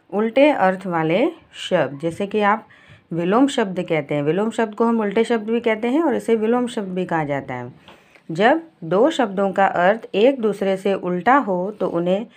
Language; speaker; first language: Hindi; non-native, local second language; Gujarati